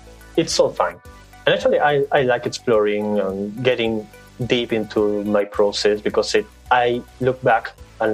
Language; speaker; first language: English; non-native, fluent; Spanish